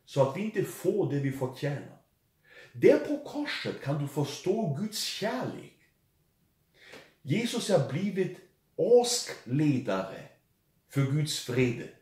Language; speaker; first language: Swedish; non-native, fluent; German